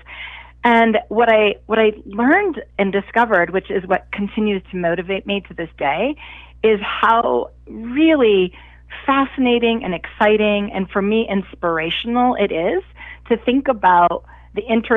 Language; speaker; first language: English; native; English